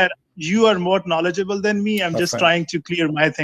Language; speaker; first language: English; non-native, fluent; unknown